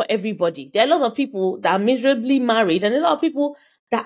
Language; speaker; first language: English; non-native, local second language; Yoruba